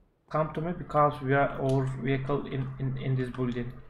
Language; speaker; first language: English; non-native, learner; Turkish